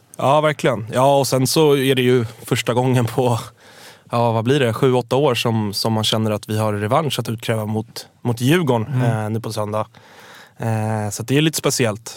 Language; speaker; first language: Swedish; native; Swedish